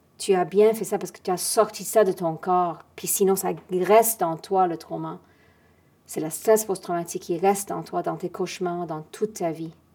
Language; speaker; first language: French; non-native, fluent; English